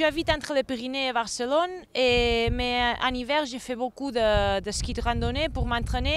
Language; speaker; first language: French; non-native, fluent; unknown